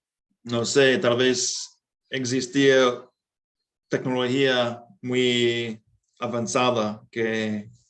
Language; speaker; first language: Spanish; non-native, fluent; English